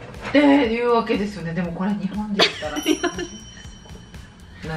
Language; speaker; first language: Japanese; native; Japanese